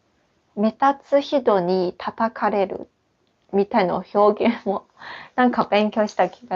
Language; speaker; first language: Japanese; non-native, fluent; Chinese